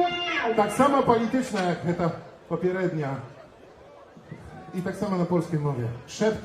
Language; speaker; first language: Polish; non-native, learner; Belarusian